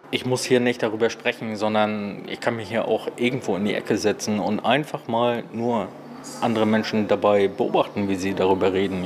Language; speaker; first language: German; native; German